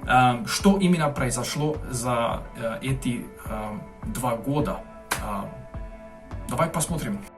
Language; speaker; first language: Russian; non-native, fluent; Hungarian